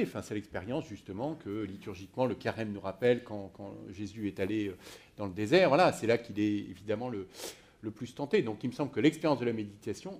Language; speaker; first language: French; native; French